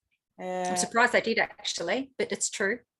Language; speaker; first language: English; native; English